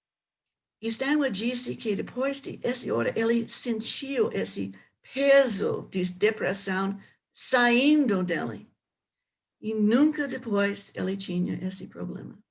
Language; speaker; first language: Portuguese; non-native, learner; English